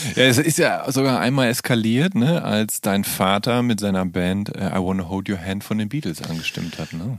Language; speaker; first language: German; native; German